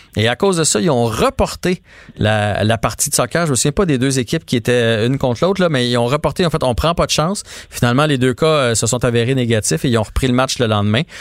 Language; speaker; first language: French; native; French